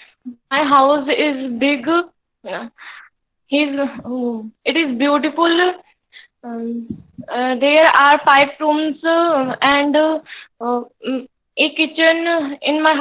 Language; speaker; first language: English; non-native, learner; Hindi